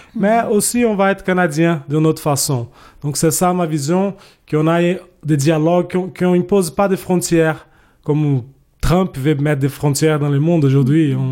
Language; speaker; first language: French; non-native, fluent; Portuguese